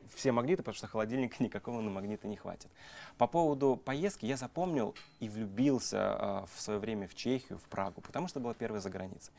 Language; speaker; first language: Russian; native; Russian